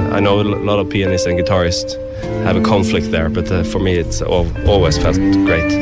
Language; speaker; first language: English; non-native, fluent; Norwegian